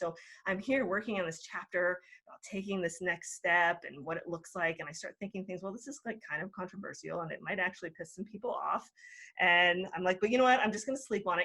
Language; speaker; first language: English; native; English